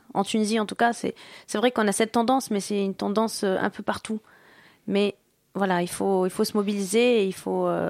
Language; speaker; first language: French; non-native, local second language; Arabic